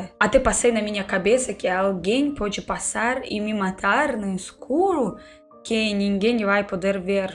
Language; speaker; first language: Portuguese; non-native, fluent; Russian